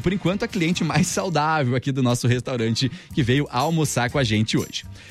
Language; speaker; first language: Portuguese; native; Portuguese